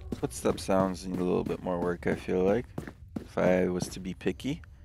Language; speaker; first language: English; early bilingual, other home language; Russian